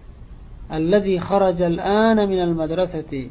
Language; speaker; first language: Arabic; non-native, fluent; Uzbek